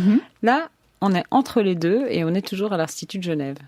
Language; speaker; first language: French; native; French